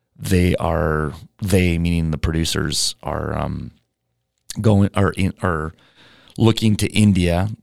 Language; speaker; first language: English; native; English